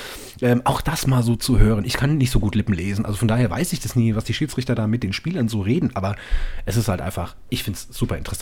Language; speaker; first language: German; native; German